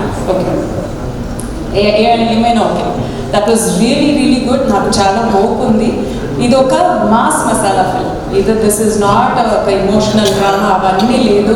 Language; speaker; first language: Telugu; non-native, learner; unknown